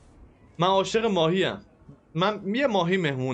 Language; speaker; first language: Persian; native; Persian